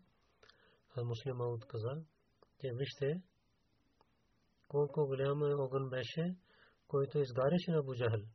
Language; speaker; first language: Bulgarian; non-native, learner; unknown